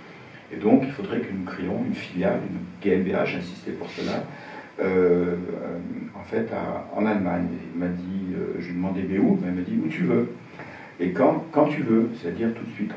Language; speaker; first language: French; native; French